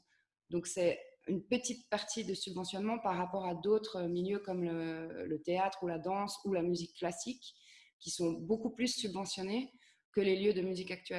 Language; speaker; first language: French; native; French